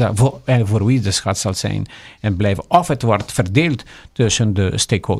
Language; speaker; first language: Dutch; non-native, local second language; Papiamento